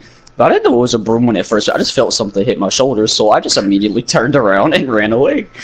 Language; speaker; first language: English; native; English